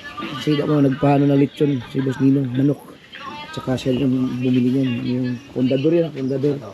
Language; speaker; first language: Filipino; non-native, local second language; Cebuano